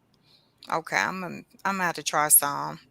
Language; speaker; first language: English; native; English